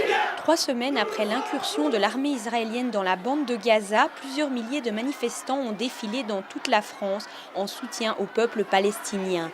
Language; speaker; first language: French; native; French